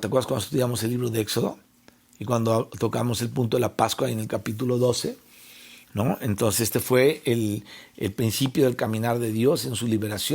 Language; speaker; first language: Spanish; native; Spanish